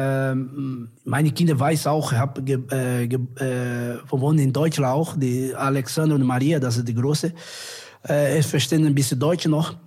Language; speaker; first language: German; non-native, learner; Portuguese